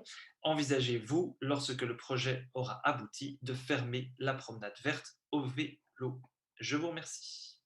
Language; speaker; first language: French; native; French